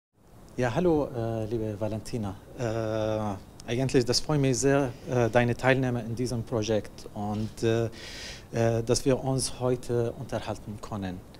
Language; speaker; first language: German; non-native, learner; Arabic